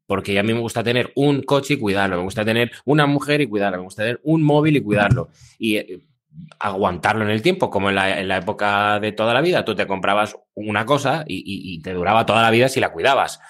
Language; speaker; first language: Spanish; non-native, fluent; Russian